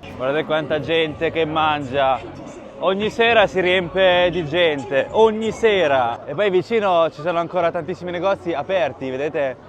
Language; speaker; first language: Italian; early bilingual, other home language; Chinese